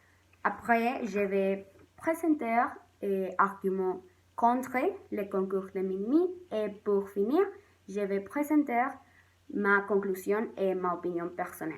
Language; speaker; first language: French; non-native, learner; Spanish